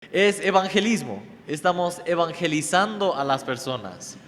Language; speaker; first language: Spanish; non-native, fluent; English